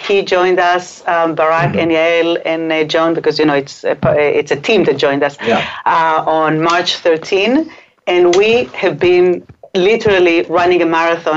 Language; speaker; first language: English; non-native, fluent; Hebrew